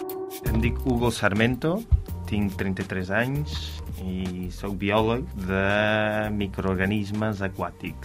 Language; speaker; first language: Catalan; non-native, fluent; Portuguese